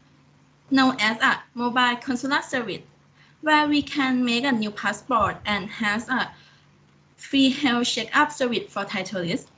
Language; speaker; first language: English; non-native, fluent; Thai